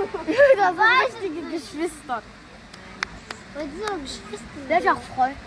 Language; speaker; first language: German; early bilingual, other home language; Arabic